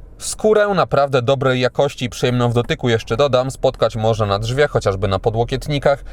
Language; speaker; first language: Polish; native; Polish